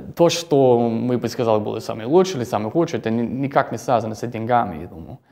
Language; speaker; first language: Russian; non-native, fluent; English